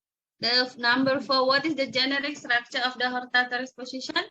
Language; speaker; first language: English; non-native, learner; Indonesian